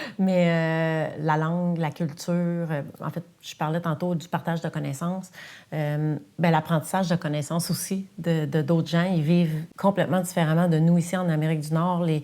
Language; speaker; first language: French; non-native, local second language; English